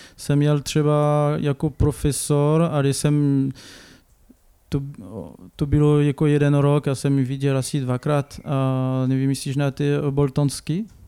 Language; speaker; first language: Czech; non-native, learner; French